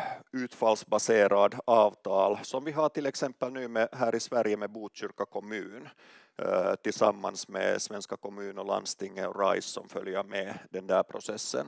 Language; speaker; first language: Swedish; non-native, local second language; Finnish